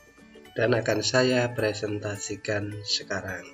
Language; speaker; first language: Indonesian; native; Indonesian